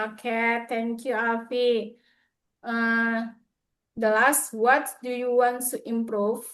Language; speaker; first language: English; non-native, learner; Indonesian